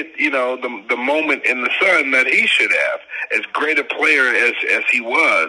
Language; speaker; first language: English; native; English